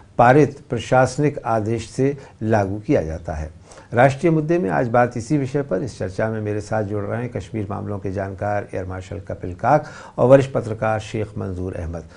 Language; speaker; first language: Hindi; native; Hindi